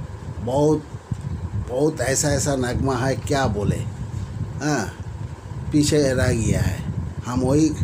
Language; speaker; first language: Hindi; non-native, local second language; Bangla